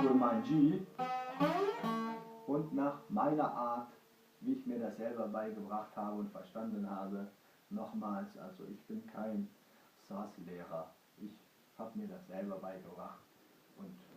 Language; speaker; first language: German; early bilingual, other home language; Kurdish